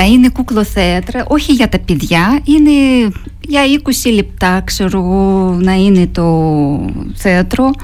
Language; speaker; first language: Greek; non-native, fluent; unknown